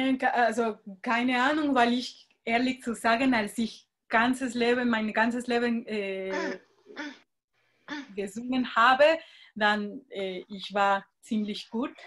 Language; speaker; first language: German; non-native, fluent; Spanish